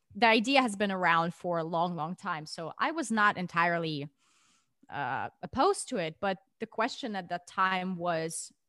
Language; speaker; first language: English; non-native, fluent; Russian